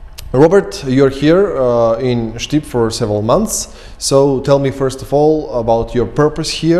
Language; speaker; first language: English; non-native, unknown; Macedonian